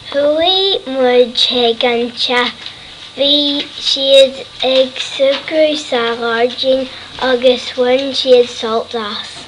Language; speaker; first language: Irish; non-native, local second language; English